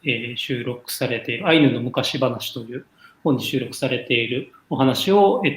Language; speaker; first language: Japanese; native; Japanese